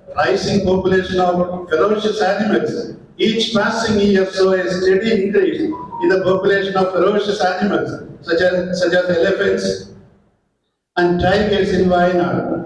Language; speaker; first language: English; non-native, local second language; Malayalam